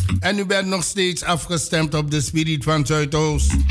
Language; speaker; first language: Dutch; native; Dutch